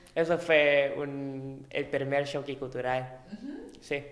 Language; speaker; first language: Spanish; non-native, fluent; Thai